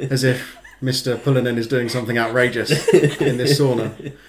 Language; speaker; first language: English; native; English